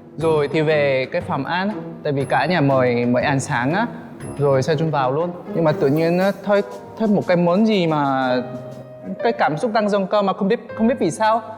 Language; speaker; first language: Vietnamese; non-native, fluent; Korean